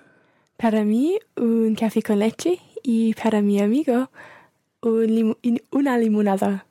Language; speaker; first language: Spanish; non-native, learner; English